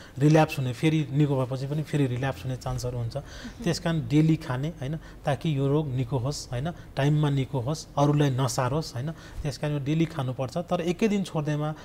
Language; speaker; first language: Nepali; non-native, local second language; Maithili